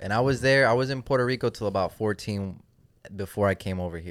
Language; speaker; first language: English; non-native, local second language; Spanish